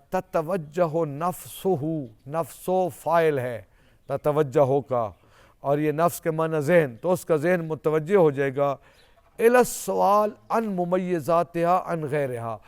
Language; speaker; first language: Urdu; non-native, local second language; Saraiki